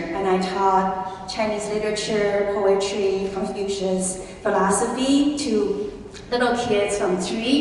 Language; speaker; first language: English; early bilingual, other home language; Chinese